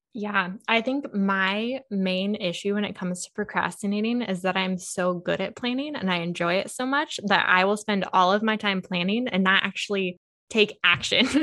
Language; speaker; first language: English; native; English